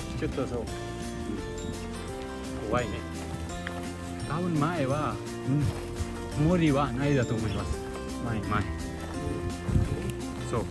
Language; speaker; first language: Japanese; non-native, learner; Nepali